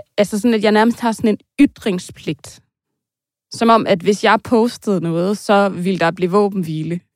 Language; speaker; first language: Danish; native; Danish